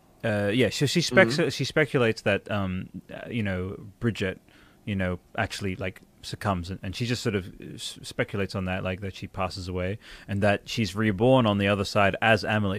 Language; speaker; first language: English; early bilingual, other home language; Italian